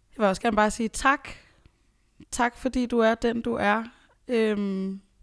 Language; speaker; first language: Danish; early bilingual, other home language; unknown